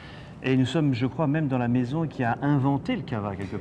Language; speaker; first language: French; native; French